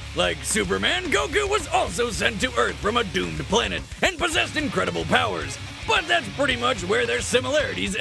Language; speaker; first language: English; native; English